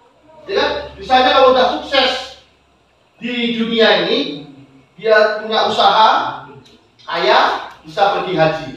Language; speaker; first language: Indonesian; native; Indonesian